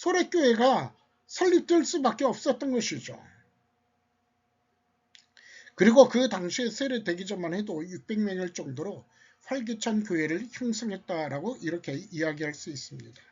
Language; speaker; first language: Korean; native; Korean